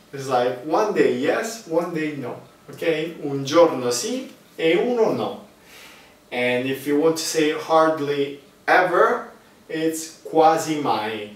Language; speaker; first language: English; non-native, fluent; Italian